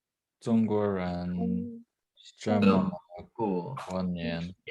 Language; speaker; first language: Chinese; non-native, learner; Norwegian